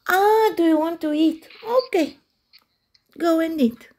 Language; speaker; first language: English; non-native, learner; Romanian